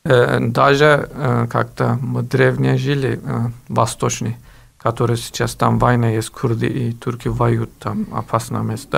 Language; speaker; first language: Russian; non-native, learner; Turkish